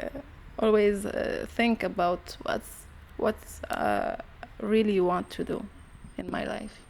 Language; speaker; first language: English; non-native, learner; Arabic